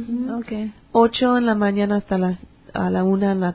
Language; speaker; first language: Spanish; early bilingual, heritage; English